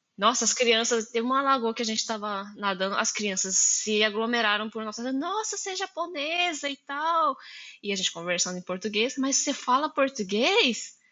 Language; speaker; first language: Portuguese; early bilingual, heritage; Japanese